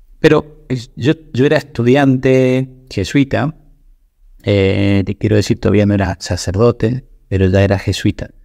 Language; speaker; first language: Spanish; native; Spanish